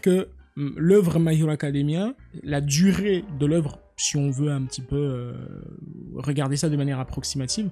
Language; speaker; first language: French; native; French